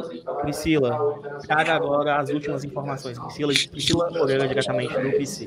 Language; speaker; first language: Portuguese; native; Portuguese